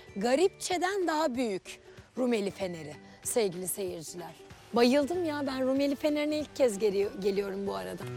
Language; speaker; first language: Turkish; native; Turkish